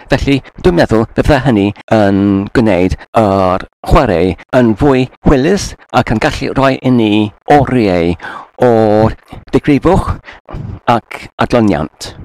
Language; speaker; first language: Welsh; non-native, learner; English